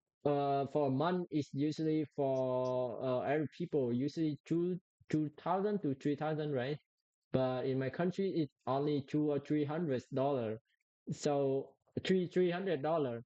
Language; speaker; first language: English; non-native, learner; Vietnamese